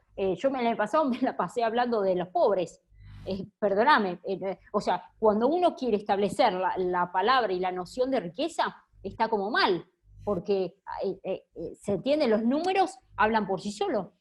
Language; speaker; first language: Spanish; native; Spanish